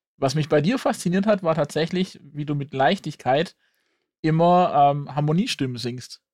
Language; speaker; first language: German; native; German